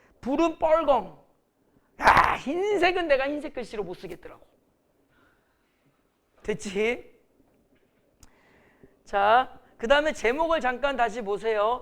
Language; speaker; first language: Korean; native; Korean